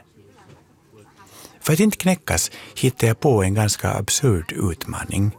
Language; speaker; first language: Swedish; native; Swedish